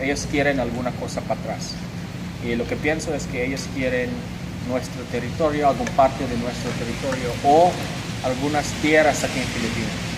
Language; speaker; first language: Spanish; non-native, fluent; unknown